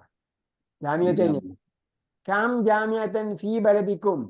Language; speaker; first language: Arabic; non-native, learner; Malayalam